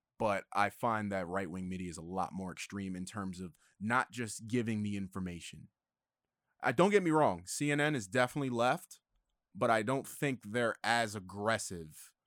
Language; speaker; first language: English; native; English